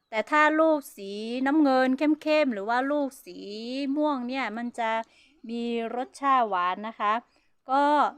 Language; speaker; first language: Thai; non-native, local second language; Hmong